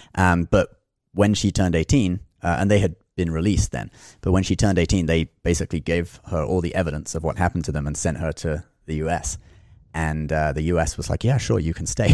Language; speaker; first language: English; native; English